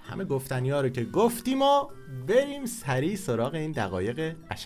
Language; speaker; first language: Persian; native; Persian